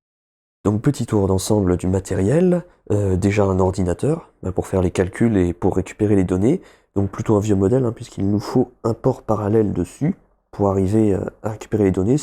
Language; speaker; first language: French; native; French